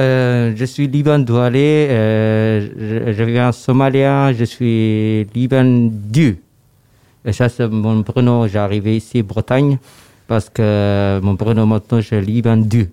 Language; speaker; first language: French; non-native, learner; Somali